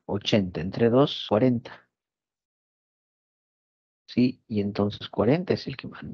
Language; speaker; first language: Spanish; native; Spanish